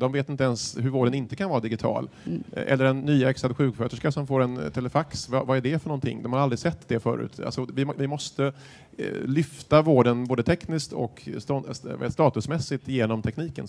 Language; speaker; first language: Swedish; native; Swedish